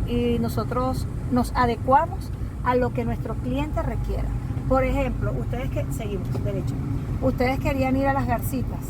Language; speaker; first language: Spanish; native; Spanish